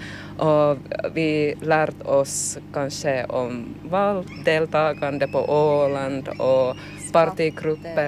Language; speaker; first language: Swedish; non-native, local second language; Finnish